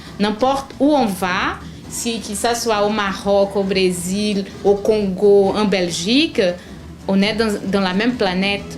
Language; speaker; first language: French; non-native, fluent; Portuguese